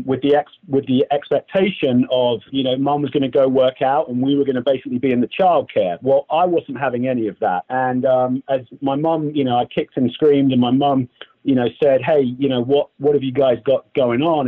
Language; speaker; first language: English; native; English